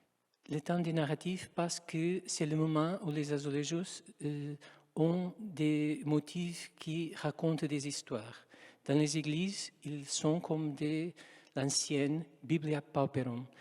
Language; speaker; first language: French; non-native, fluent; Portuguese